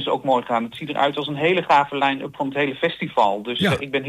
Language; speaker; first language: Dutch; native; Dutch